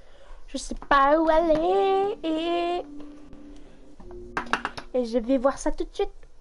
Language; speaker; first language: French; native; French